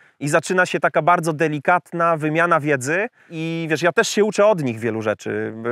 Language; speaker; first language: Polish; native; Polish